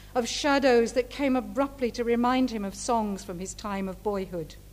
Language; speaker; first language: English; native; English